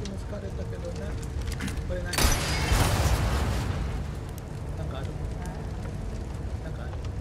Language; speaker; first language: Japanese; non-native, fluent; Indonesian